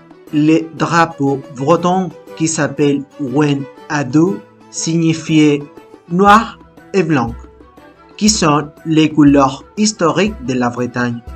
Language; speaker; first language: French; non-native, learner; Spanish